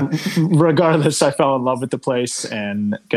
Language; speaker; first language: English; native; English